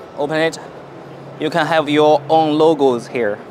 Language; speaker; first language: English; non-native, learner; Chinese